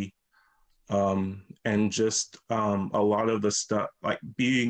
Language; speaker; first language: English; native; English